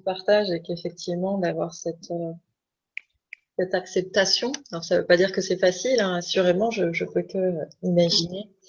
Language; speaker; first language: French; native; French